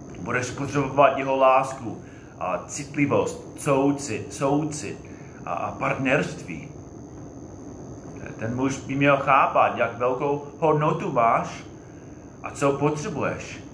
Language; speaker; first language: Czech; non-native, fluent; English